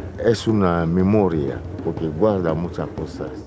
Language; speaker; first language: Spanish; non-native, fluent; Lingala